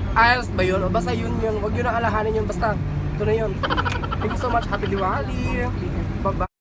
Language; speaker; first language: Filipino; non-native, local second language; Cebuano